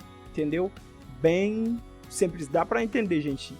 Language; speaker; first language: Portuguese; non-native, fluent; French